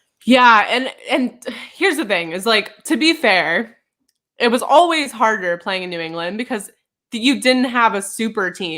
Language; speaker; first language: English; native; English